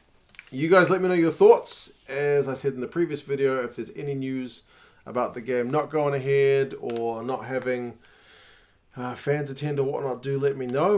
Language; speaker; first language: English; native; English